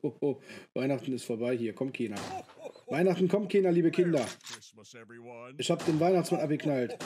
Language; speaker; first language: German; native; German